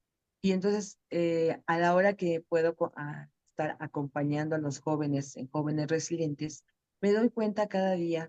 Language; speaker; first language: Spanish; native; Spanish